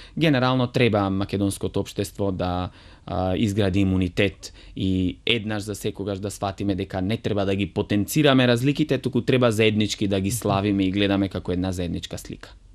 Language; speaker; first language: Macedonian; non-native, local second language; Romany